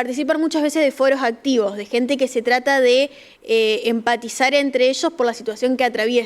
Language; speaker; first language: Spanish; native; Spanish